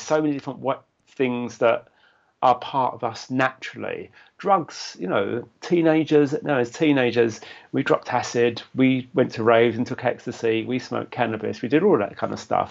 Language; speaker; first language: English; native; English